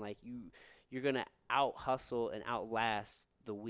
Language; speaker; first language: English; native; English